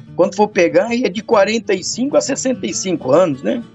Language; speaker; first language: Portuguese; native; Portuguese